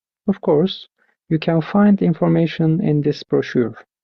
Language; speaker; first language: English; non-native, fluent; Turkish